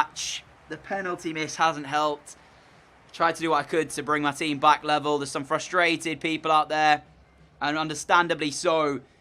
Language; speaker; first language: English; native; English